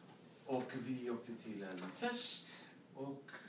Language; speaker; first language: Swedish; non-native, learner; English